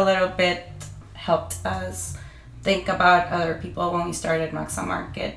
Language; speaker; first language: English; non-native, fluent; Spanish